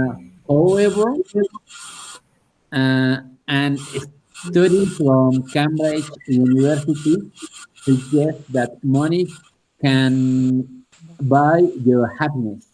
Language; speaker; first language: English; non-native, learner; Spanish